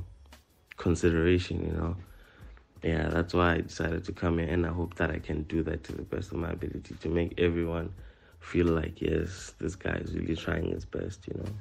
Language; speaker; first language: English; non-native, local second language; Tsonga